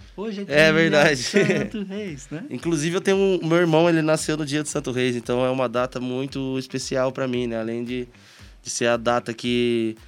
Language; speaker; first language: Portuguese; native; Portuguese